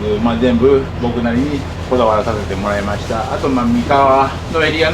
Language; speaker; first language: Japanese; native; Japanese